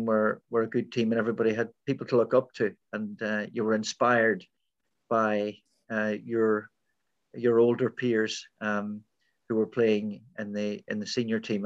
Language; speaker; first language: English; native; English